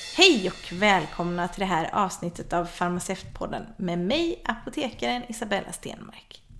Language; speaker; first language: Swedish; native; Swedish